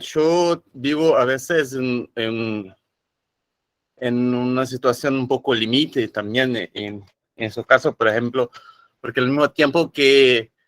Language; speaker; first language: Spanish; non-native, fluent; Portuguese